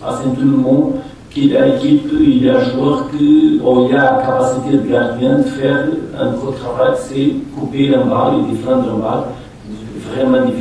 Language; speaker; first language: French; non-native, fluent; Portuguese